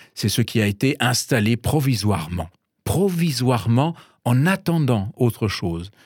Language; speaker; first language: French; non-native, fluent; German